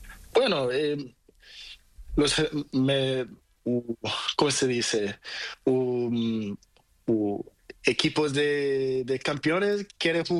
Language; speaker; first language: Spanish; non-native, learner; Portuguese